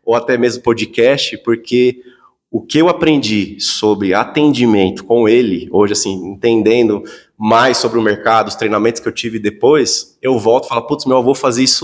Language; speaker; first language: Portuguese; native; Portuguese